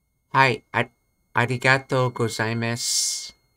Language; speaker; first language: Japanese; non-native, learner; English